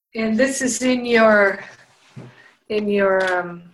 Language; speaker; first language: English; native; English